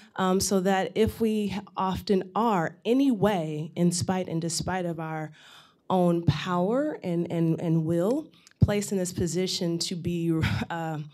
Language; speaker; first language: English; native; English